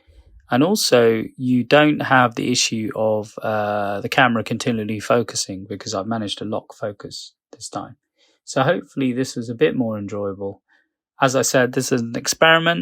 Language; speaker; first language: English; native; English